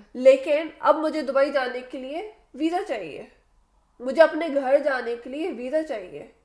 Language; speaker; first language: Urdu; native; Urdu